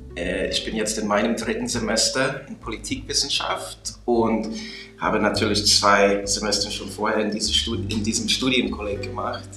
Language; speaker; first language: German; non-native, fluent; English